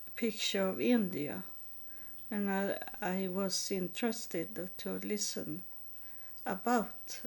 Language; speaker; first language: English; non-native, learner; Swedish